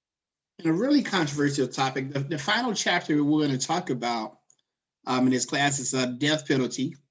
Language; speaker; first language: English; native; English